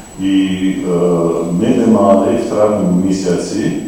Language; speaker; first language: Ukrainian; non-native, fluent; English